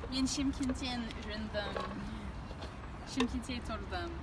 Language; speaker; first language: Kazakh; non-native, fluent; English